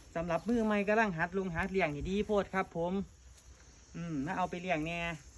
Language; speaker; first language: Thai; native; Thai